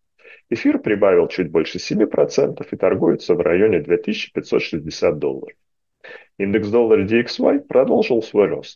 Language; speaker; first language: Russian; native; Russian